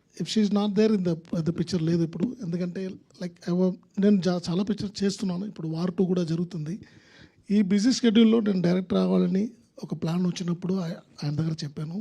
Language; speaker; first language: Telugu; non-native, local second language; Tamil